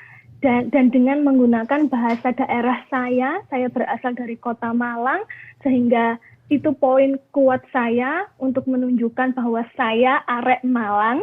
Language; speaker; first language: Indonesian; non-native, local second language; Javanese